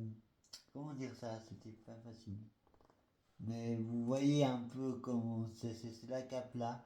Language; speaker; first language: French; non-native, fluent; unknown